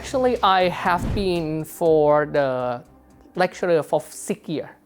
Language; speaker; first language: English; non-native, learner; Thai